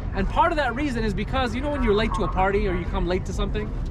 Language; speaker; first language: English; native; English